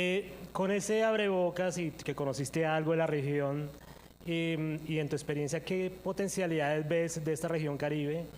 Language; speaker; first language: Spanish; native; Spanish